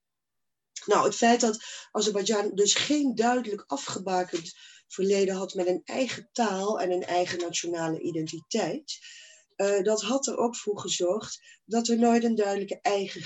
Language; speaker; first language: Dutch; native; Dutch